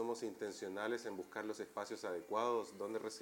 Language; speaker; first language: Spanish; native; Spanish